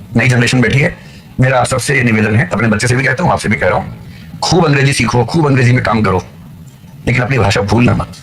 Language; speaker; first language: Hindi; native; Hindi